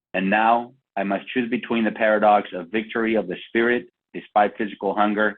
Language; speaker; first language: English; non-native, fluent; Spanish